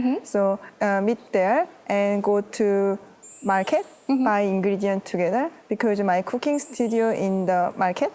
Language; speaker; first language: English; non-native, learner; Korean